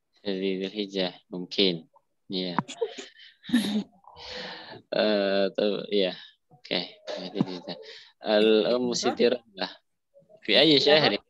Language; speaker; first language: Arabic; non-native, fluent; Indonesian